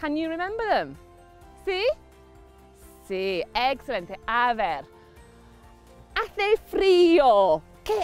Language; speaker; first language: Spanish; non-native, fluent; English